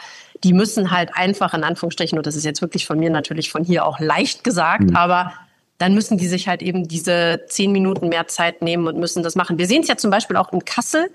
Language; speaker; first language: German; native; German